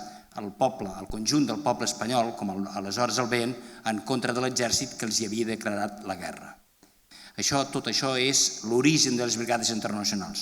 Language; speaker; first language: Catalan; native; Catalan